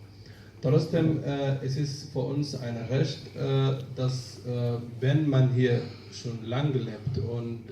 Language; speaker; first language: German; non-native, fluent; Somali